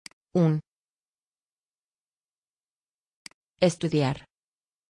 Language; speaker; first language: Spanish; non-native, learner; Vietnamese